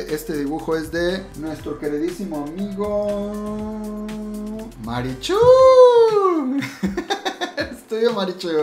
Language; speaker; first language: Spanish; native; Spanish